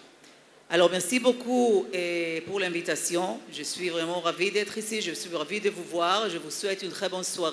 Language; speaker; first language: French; non-native, fluent; Hebrew